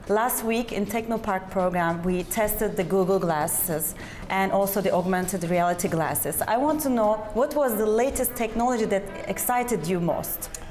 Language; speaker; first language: English; non-native, fluent; Turkish